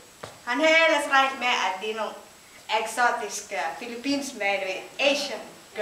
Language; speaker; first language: Danish; non-native, learner; Filipino